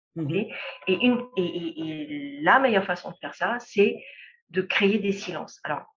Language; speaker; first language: French; non-native, local second language; Arabic